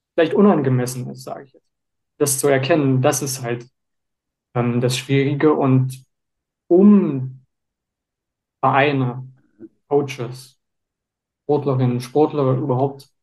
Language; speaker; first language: German; native; German